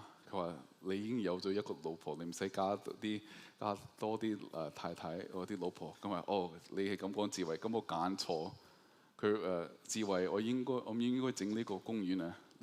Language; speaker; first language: Cantonese; early bilingual, heritage; Cantonese